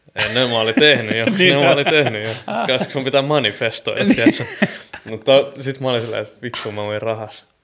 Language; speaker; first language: Finnish; native; Finnish